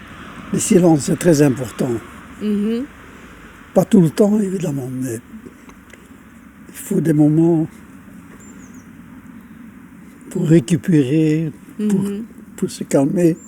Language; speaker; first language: French; non-native, local second language; Dutch